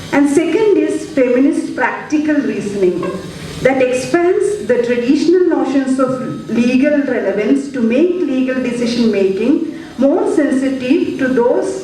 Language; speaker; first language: English; non-native, local second language; Malayalam